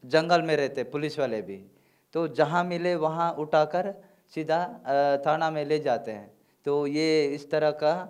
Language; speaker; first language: Hindi; non-native, local second language; Gondi